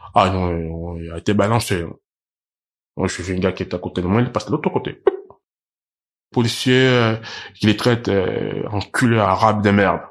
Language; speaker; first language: French; non-native, local second language; Portuguese